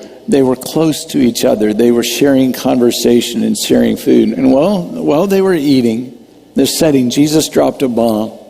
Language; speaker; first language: English; native; English